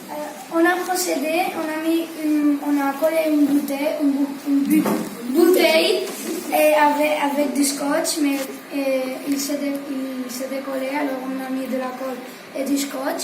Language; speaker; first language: French; non-native, local second language; Spanish